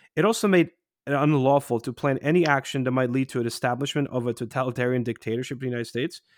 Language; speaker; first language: English; non-native, fluent; Polish